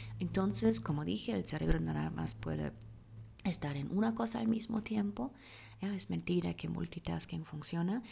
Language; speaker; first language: Spanish; non-native, fluent; German